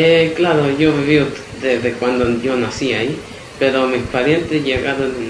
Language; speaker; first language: Spanish; early bilingual, heritage; Spanish